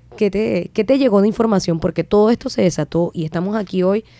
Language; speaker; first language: Spanish; native; Spanish